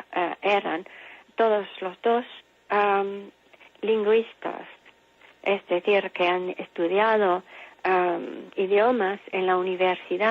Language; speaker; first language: Spanish; non-native, fluent; English